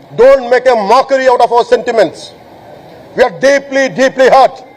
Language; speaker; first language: English; non-native, local second language; Telugu